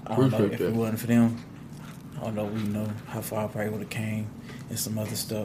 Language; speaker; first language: English; native; English